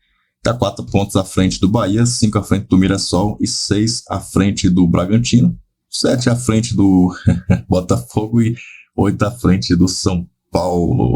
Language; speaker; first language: Portuguese; native; Portuguese